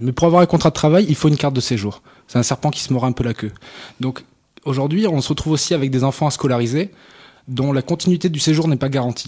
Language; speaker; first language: French; native; French